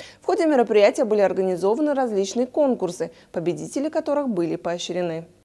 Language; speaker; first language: Russian; non-native, local second language; Uzbek